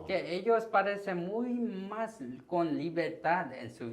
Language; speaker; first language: Spanish; non-native, learner; Korean